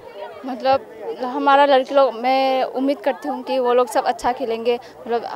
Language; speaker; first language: Hindi; non-native, local second language; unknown